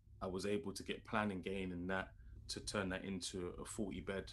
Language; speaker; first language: English; native; English